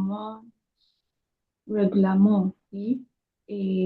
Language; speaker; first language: French; non-native, learner; Yoruba